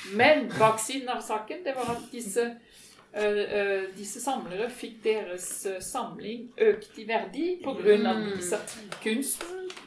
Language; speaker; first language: Norwegian; non-native, fluent; French